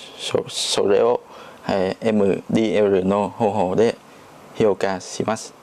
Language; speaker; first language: Japanese; non-native, learner; Chinese